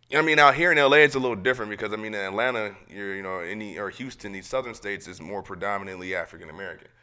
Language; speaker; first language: English; native; English